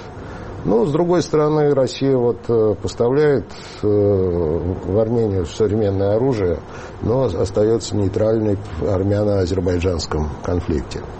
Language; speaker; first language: Russian; native; Russian